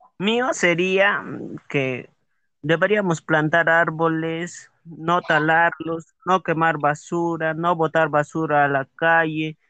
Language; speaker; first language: Spanish; native; Spanish